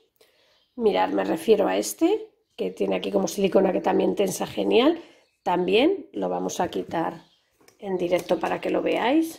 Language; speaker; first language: Spanish; native; Spanish